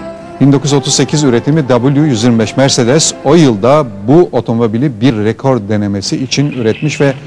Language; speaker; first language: Turkish; native; Turkish